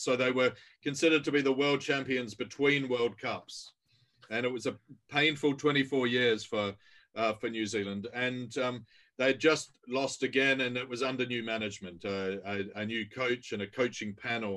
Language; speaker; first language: English; native; English